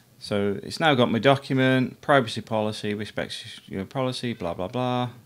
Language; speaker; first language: English; native; English